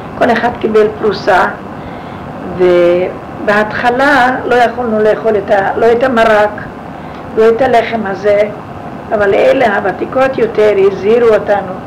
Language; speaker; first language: Hebrew; non-native, fluent; Yiddish